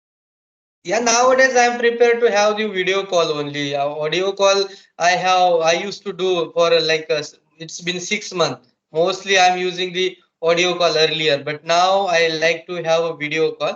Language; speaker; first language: English; non-native, local second language; Marathi